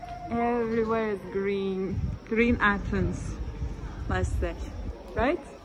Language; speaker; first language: English; non-native, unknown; Turkish